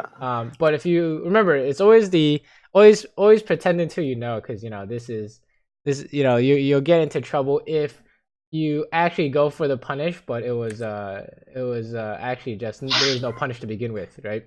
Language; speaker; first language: English; native; English